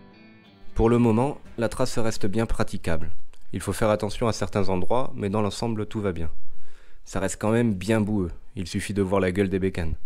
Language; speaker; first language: French; native; French